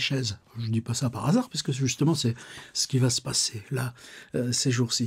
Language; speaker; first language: French; native; French